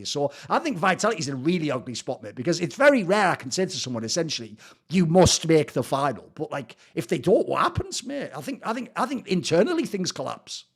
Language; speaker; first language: English; native; English